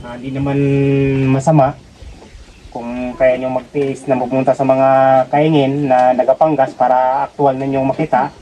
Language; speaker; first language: Filipino; non-native, local second language; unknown